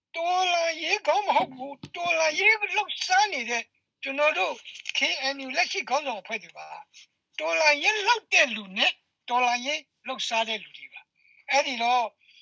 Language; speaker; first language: Burmese; non-native, local second language; S'gaw Karen